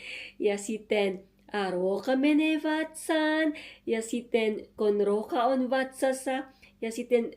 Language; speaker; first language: Finnish; non-native, learner; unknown